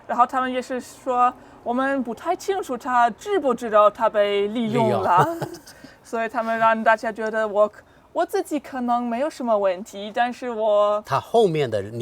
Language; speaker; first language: Chinese; non-native, fluent; German